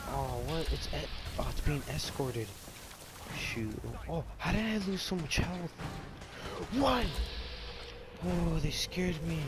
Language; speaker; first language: English; native; English